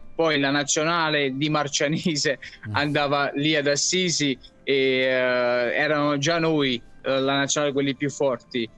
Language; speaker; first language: Italian; native; Italian